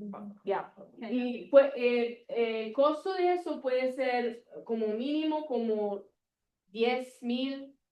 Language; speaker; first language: Spanish; non-native, learner; Italian